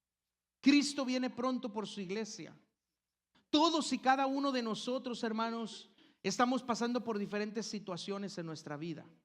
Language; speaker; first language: Spanish; native; Spanish